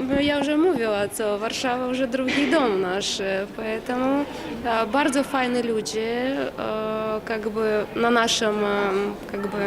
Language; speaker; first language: Polish; non-native, learner; Russian